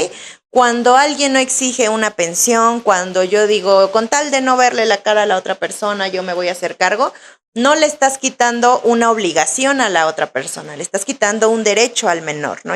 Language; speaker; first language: Spanish; native; Spanish